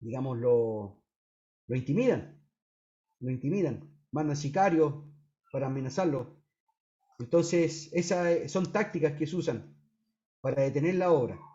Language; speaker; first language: Spanish; native; Spanish